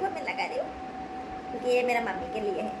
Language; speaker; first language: Hindi; non-native, local second language; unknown